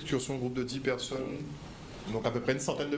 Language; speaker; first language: French; native; French